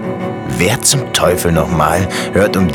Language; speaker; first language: German; native; German